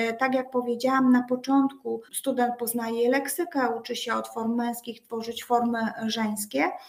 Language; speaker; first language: Polish; native; Polish